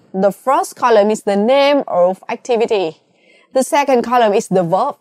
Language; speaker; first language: English; non-native, fluent; Vietnamese